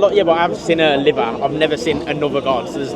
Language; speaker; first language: English; native; English